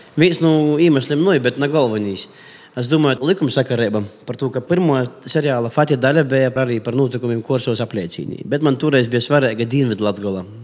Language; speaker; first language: Latvian; native; Latvian